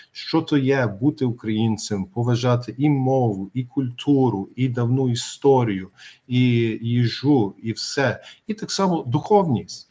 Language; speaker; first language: Ukrainian; early bilingual, heritage; Ukrainian